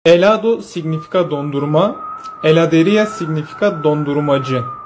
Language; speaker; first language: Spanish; non-native, learner; Turkish